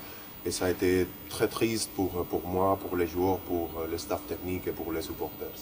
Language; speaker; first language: French; non-native, learner; Spanish